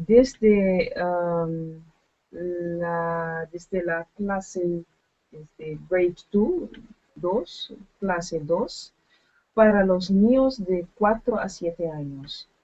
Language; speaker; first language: Spanish; non-native, learner; Dutch